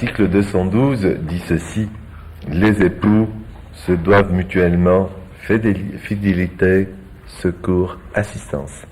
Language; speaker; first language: French; native; French